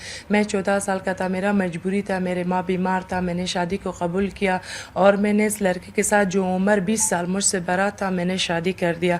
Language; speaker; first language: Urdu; non-native, learner; Persian